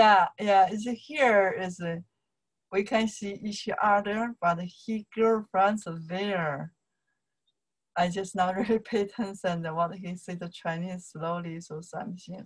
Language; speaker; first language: English; non-native, learner; Chinese